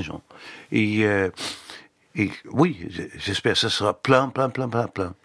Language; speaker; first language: French; non-native, fluent; Dutch